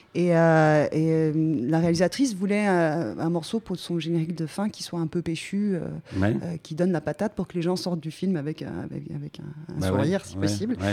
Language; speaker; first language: French; native; French